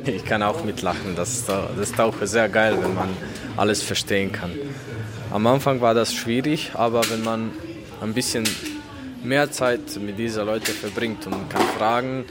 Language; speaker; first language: German; non-native, learner; Bosnian